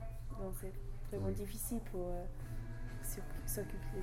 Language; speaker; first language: French; non-native, learner; English